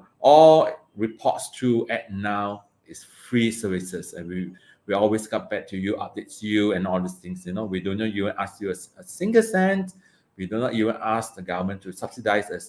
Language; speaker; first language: English; non-native, local second language; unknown